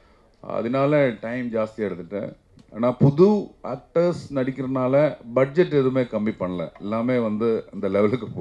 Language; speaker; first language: Tamil; non-native, learner; Malayalam